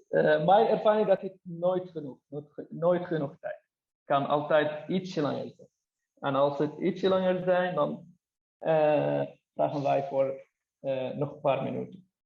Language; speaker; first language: Dutch; non-native, fluent; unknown